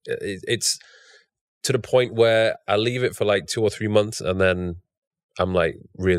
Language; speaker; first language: English; native; English